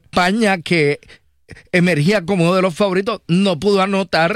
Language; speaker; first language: Spanish; native; Spanish